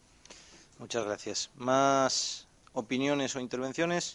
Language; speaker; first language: Spanish; native; Spanish